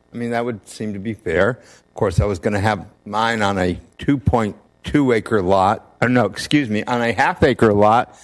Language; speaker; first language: English; native; English